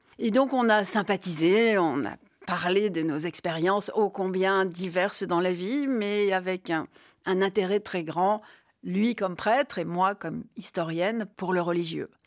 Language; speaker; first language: French; native; French